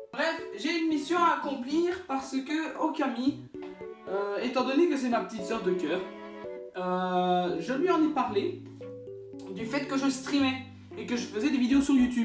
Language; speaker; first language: French; native; French